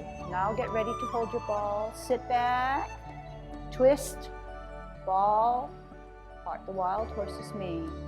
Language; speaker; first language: English; native; English